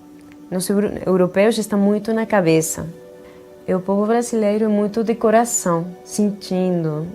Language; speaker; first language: Portuguese; non-native, fluent; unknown